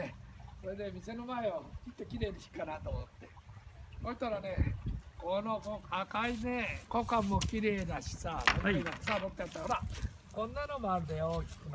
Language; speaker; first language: Japanese; native; Japanese